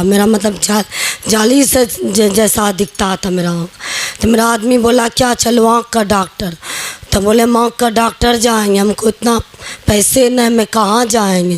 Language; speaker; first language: Hindi; non-native, local second language; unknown